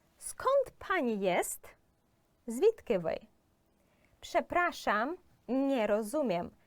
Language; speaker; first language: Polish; non-native, fluent; Ukrainian